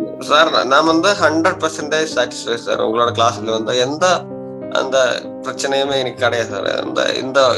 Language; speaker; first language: Tamil; non-native, learner; Malayalam